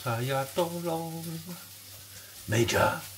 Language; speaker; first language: Indonesian; non-native, learner; French